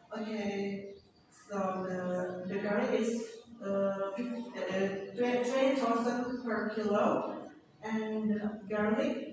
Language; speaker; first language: English; non-native, learner; Indonesian